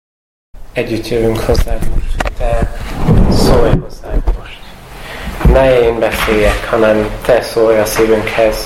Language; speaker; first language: Hungarian; non-native, fluent; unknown